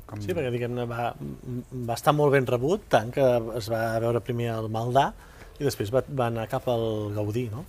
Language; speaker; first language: Catalan; native; Catalan